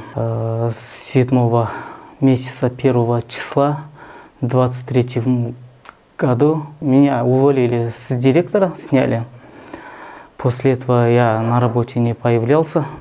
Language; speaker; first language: Russian; non-native, local second language; Kazakh